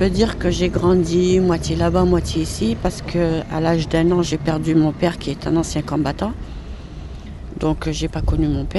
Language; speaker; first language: French; non-native, local second language; Arabic